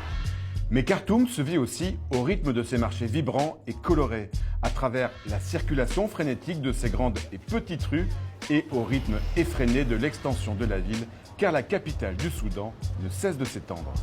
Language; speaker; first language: French; native; French